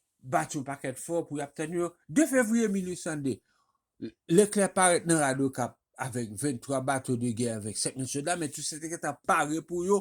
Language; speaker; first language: French; non-native, local second language; Haitian Creole